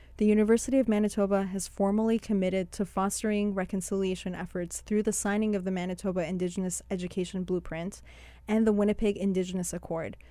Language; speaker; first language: English; early bilingual, other home language; Persian